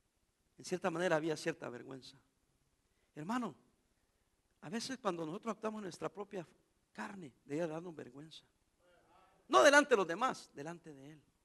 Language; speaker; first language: Spanish; native; Spanish